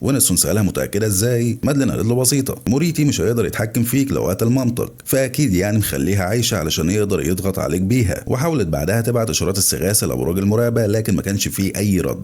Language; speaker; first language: Arabic; native; Arabic